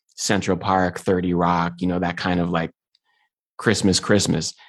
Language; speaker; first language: English; native; English